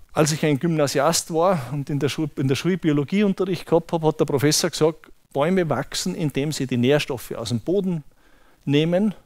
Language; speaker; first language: German; native; German